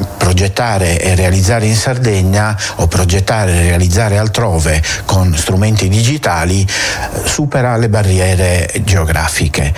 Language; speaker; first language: Italian; native; Italian